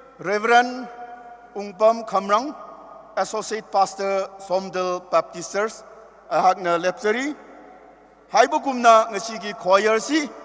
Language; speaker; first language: Manipuri; non-native, local second language; Tangkhul Naga (India)